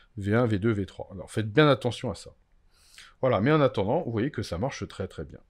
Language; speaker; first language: French; native; French